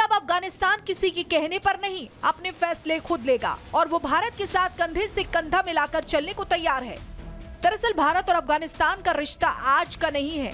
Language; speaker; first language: Hindi; native; Hindi